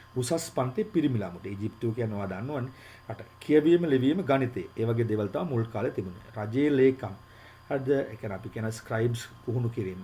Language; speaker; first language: Sinhala; native; Sinhala